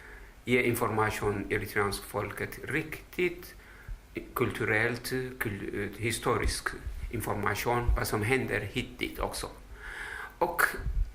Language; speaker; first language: Swedish; non-native, fluent; Tigrinya